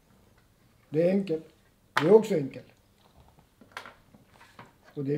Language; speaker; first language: Swedish; non-native, fluent; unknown